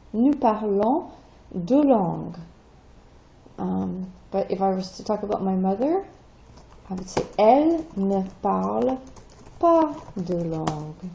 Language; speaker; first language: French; non-native, fluent; English